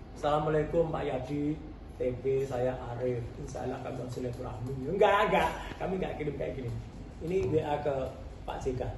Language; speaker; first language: Indonesian; non-native, local second language; Javanese